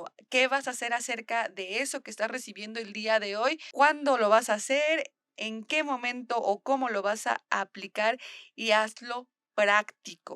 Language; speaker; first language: Spanish; native; Spanish